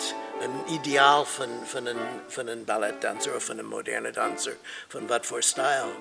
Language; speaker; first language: Dutch; non-native, fluent; English